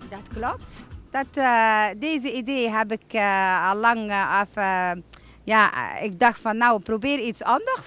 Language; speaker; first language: Dutch; non-native, fluent; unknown